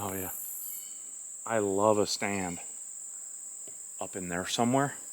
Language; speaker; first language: English; native; English